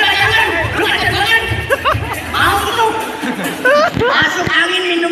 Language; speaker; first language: Indonesian; native; Indonesian